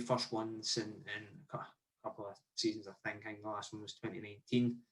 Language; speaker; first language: English; native; English